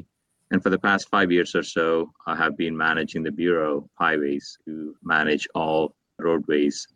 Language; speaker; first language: English; non-native, local second language; Telugu